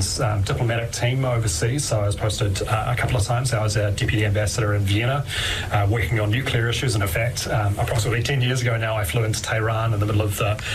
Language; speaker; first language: English; native; English